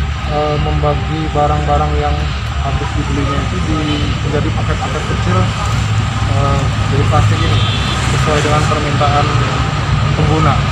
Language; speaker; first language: Indonesian; native; Indonesian